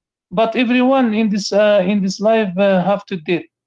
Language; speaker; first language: English; non-native, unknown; Arabic